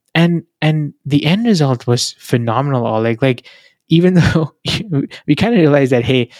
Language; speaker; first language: English; non-native, local second language; Hindi